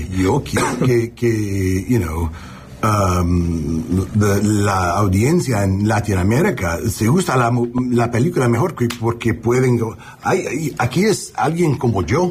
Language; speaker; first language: Spanish; non-native, learner; English